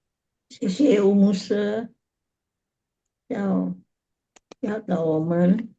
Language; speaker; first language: Chinese; non-native, learner; Indonesian